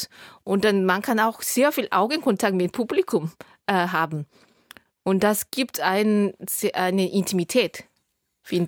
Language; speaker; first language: German; non-native, fluent; Korean